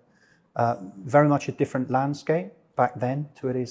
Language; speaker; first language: English; native; English